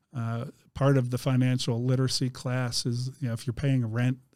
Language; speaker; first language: English; native; English